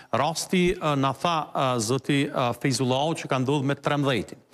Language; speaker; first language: Albanian; native; Albanian